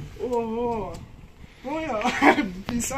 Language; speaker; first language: Russian; native; Russian